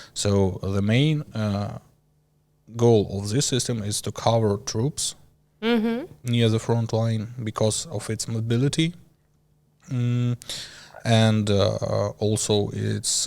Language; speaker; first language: English; non-native, learner; Ukrainian